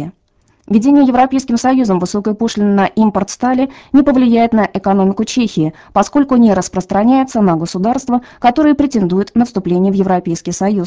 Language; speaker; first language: Russian; native; Russian